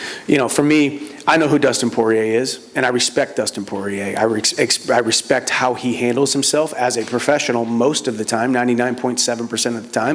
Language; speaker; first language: English; native; English